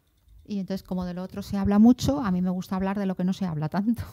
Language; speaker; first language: Spanish; native; Spanish